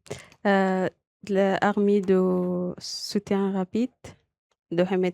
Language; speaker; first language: French; non-native, local second language; Arabic